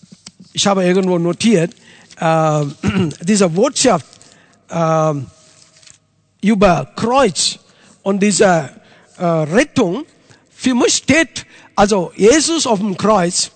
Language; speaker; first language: German; non-native, fluent; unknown